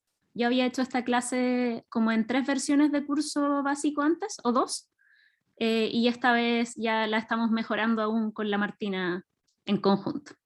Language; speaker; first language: Spanish; native; Spanish